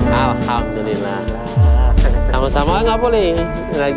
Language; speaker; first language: Indonesian; native; Indonesian